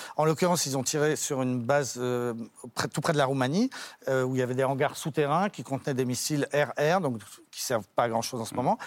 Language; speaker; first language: French; native; French